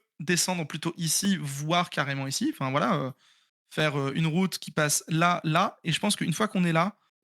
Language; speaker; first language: French; native; French